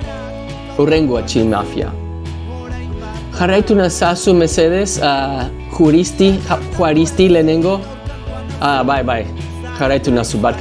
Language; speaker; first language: Basque; non-native, learner; English